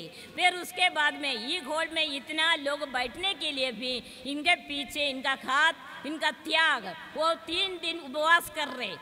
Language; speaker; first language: Hindi; non-native, local second language; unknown